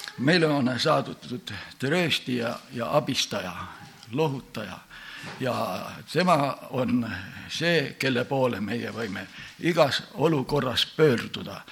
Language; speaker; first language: Estonian; native; Estonian